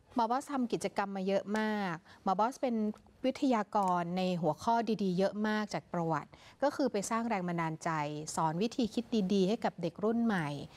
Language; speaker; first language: Thai; native; Thai